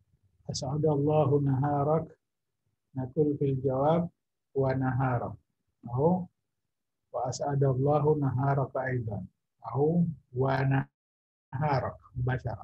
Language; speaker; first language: Arabic; non-native, fluent; Indonesian